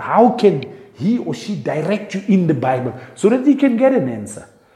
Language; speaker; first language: English; non-native, local second language; Afrikaans